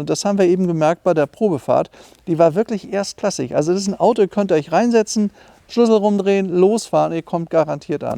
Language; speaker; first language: German; native; German